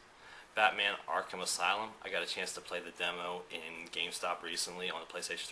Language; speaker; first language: English; early bilingual, other home language; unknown